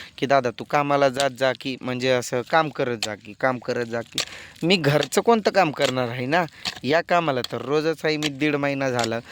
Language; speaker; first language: Marathi; non-native, local second language; Lambadi